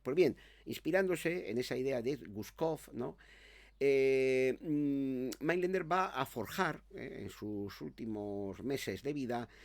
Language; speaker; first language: Spanish; native; Spanish